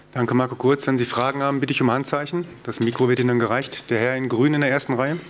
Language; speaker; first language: German; native; German